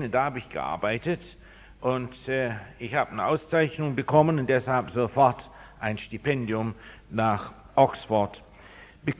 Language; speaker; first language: German; non-native, fluent; English